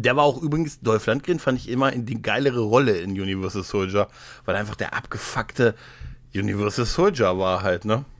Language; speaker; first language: German; native; German